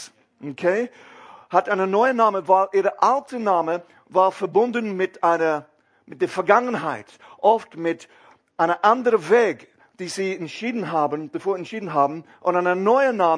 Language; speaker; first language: German; non-native, fluent; English